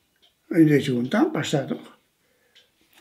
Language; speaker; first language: Dutch; early bilingual, other home language; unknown